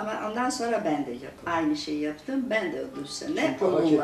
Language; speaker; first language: Turkish; non-native, local second language; Greek